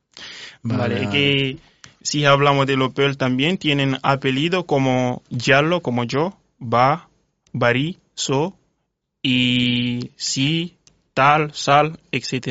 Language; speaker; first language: Spanish; non-native, fluent; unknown